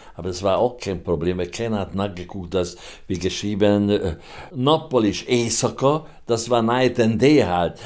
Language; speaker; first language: German; non-native, fluent; Hungarian